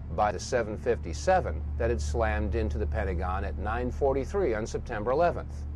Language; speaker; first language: English; native; English